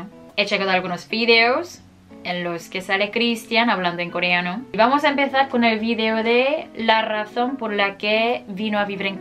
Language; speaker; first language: Spanish; non-native, fluent; Korean